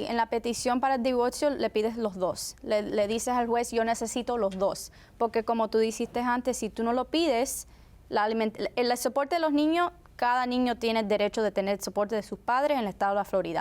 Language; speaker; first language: Spanish; early bilingual, heritage; Spanish